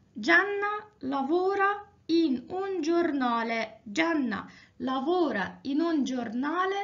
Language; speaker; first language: Italian; non-native, fluent; Arabic